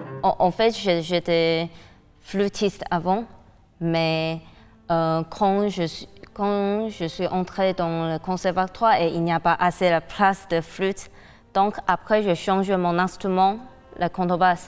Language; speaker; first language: French; non-native, learner; Chinese